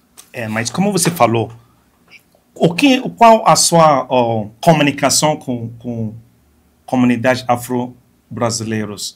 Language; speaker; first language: Portuguese; non-native, fluent; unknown